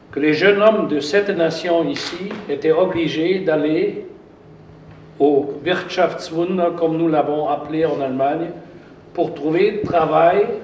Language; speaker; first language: French; non-native, fluent; German